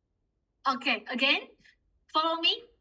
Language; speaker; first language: English; non-native, fluent; Chinese